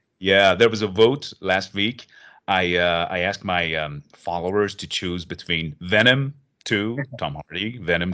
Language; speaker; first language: English; non-native, fluent; Persian